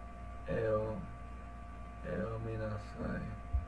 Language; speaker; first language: Japanese; non-native, learner; English